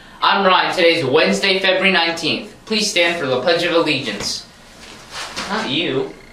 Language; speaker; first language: English; native; English